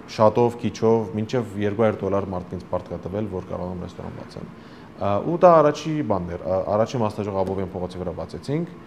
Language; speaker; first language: Armenian; early bilingual, heritage; Armenian